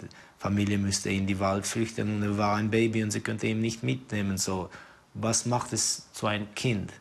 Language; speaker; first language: German; non-native, fluent; Estonian